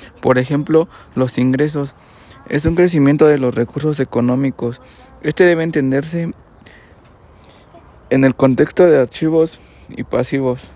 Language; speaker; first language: Spanish; native; Spanish